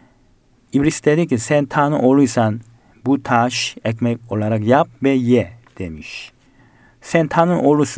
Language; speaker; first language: Turkish; non-native, fluent; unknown